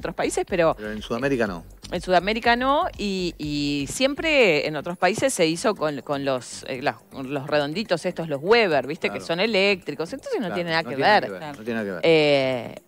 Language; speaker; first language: Spanish; native; Spanish